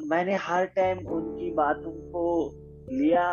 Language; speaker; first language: Hindi; native; Hindi